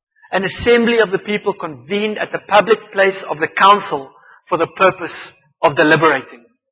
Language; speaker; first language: English; non-native, local second language; Afrikaans